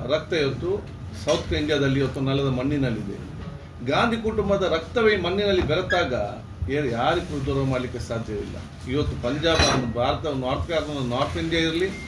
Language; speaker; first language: Kannada; non-native, local second language; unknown